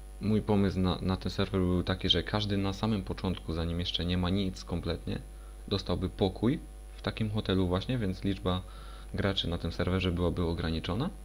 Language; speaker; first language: Polish; native; Polish